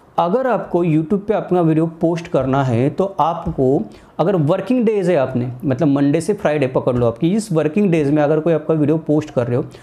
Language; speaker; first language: Hindi; non-native, local second language; Marathi